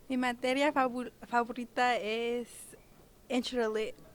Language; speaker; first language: Spanish; non-native, learner; English